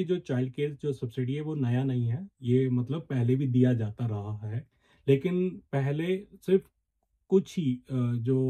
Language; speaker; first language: Hindi; native; Hindi